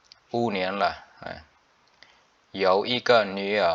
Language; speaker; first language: Chinese; non-native, fluent; Khmer